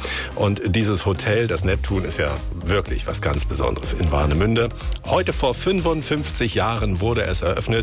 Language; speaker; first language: German; native; German